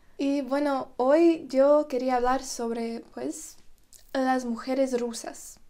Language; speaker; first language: Spanish; non-native, fluent; Russian